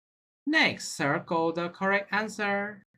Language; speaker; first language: English; non-native, fluent; Vietnamese